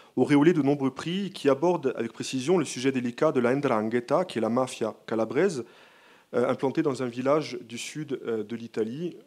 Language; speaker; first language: French; native; French